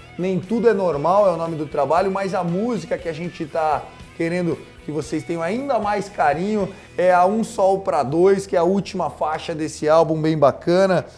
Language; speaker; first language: Portuguese; native; Portuguese